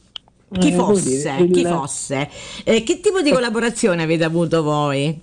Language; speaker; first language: Italian; native; Italian